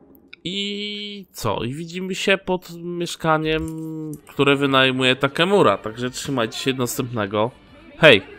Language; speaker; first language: Polish; native; Polish